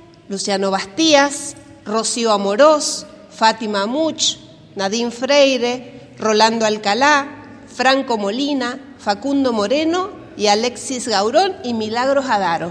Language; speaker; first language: Spanish; native; Spanish